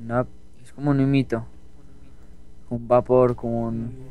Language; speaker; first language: Spanish; native; Spanish